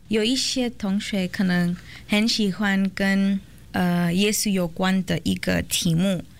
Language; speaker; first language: Chinese; non-native, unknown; Portuguese